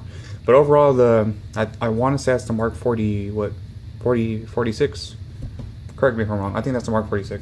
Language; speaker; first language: English; native; English